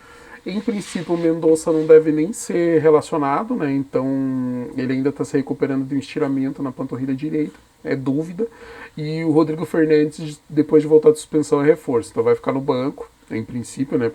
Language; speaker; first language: Portuguese; native; Portuguese